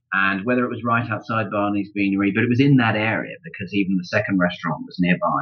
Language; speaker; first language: English; native; English